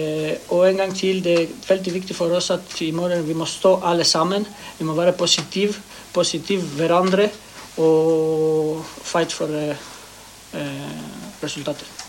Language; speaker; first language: Norwegian; non-native, learner; Greek